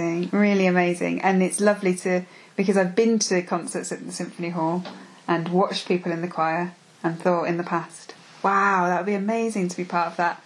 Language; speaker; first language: English; native; English